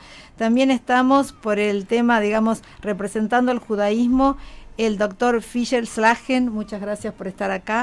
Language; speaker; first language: Spanish; native; Spanish